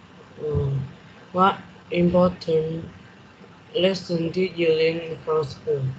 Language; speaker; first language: English; non-native, learner; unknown